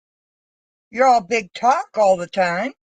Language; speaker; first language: English; native; English